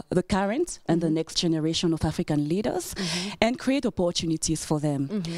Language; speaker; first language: English; non-native, fluent; French